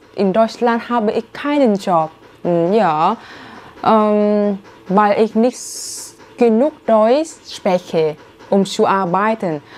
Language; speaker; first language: German; non-native, learner; Vietnamese